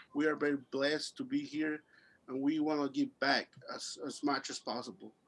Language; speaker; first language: English; early bilingual, other home language; Spanish